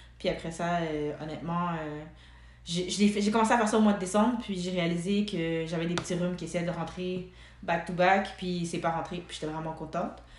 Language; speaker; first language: French; early bilingual, other home language; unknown